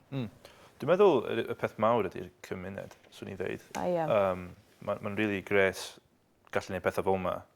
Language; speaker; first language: Welsh; native; Welsh